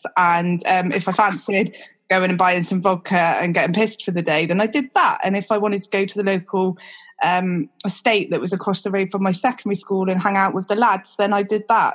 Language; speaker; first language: English; native; English